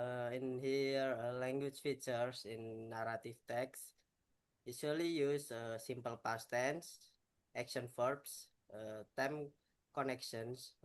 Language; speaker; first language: English; non-native, learner; Indonesian